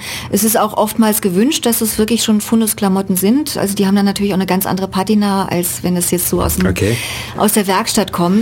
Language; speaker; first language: German; native; German